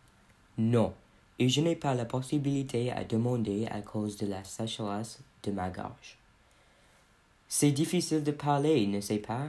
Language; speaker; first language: French; non-native, learner; English